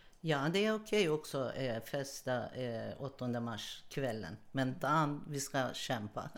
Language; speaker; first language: Swedish; non-native, learner; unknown